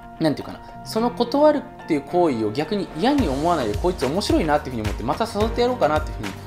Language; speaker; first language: Japanese; native; Japanese